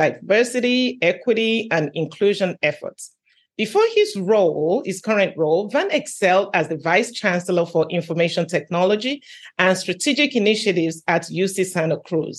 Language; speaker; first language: English; native; English